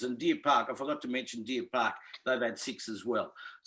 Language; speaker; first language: English; native; English